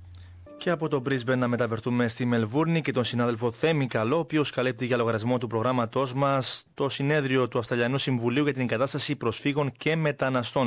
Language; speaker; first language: Greek; native; Greek